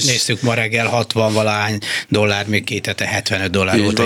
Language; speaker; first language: Hungarian; native; Hungarian